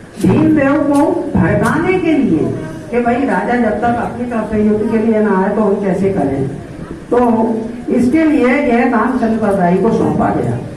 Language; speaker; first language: Hindi; native; Hindi